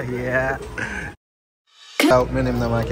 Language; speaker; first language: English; non-native, learner; Haitian Creole